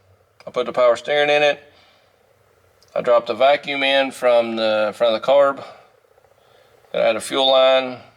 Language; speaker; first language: English; native; English